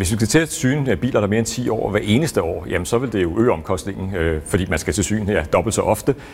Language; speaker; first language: Danish; native; Danish